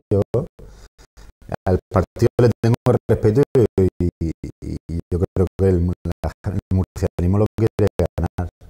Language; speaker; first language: Spanish; native; Spanish